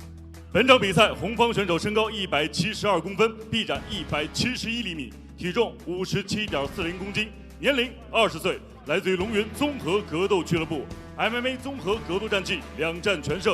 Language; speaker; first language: Chinese; native; Chinese